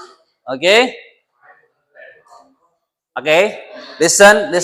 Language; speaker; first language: English; non-native, learner; Indonesian